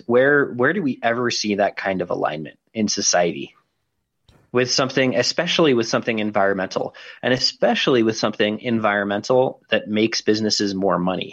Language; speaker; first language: English; native; English